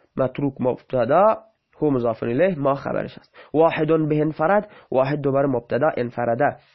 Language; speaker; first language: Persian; non-native, local second language; Baluchi